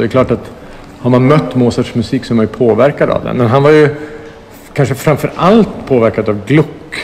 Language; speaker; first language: Swedish; native; Swedish